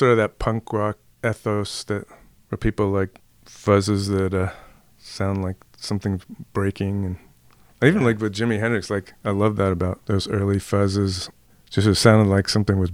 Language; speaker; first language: English; native; English